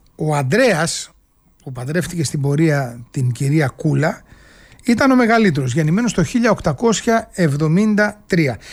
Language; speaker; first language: Greek; native; Greek